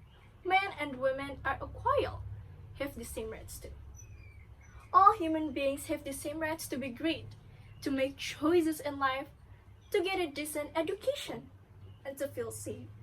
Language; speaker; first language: English; non-native, learner; Indonesian